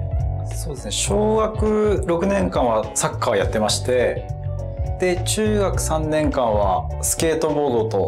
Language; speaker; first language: Japanese; native; Japanese